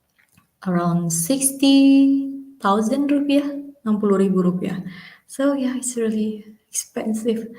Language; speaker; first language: English; non-native, learner; Indonesian